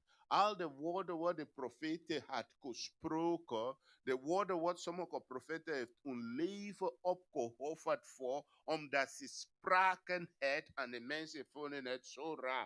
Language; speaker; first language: Dutch; non-native, fluent; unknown